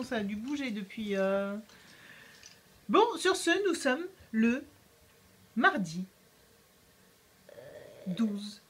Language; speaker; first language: French; native; French